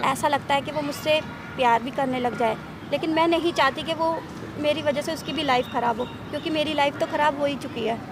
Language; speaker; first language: Hindi; non-native, local second language; Tamil